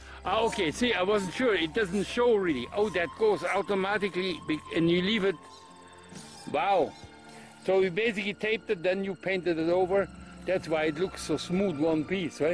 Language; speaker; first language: English; non-native, fluent; German